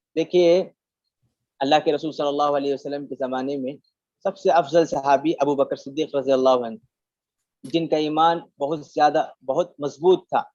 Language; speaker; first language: Urdu; native; Urdu